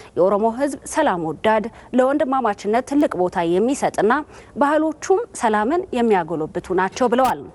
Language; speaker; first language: Amharic; native; Amharic